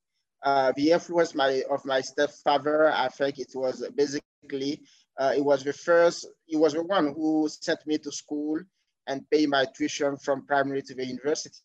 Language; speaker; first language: English; non-native, fluent; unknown